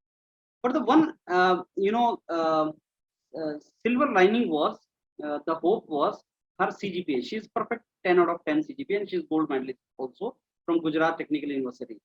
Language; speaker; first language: English; non-native, local second language; Hindi